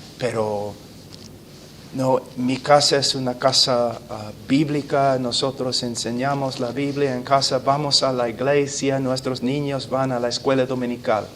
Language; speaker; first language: Spanish; non-native, fluent; English